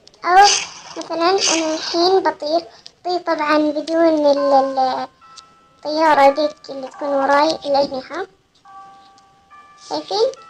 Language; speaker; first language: Arabic; native; Arabic